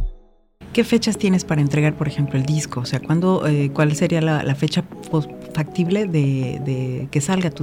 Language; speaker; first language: Spanish; native; Spanish